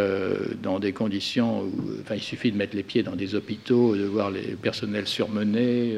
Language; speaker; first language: French; native; French